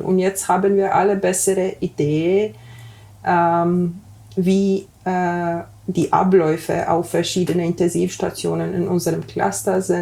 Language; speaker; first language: German; non-native, fluent; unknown